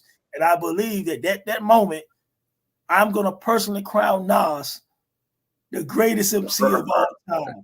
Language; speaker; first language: English; native; English